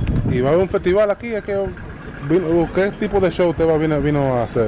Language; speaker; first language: Spanish; early bilingual, heritage; Spanish